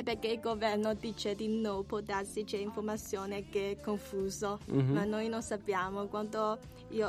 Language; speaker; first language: Italian; non-native, learner; Chinese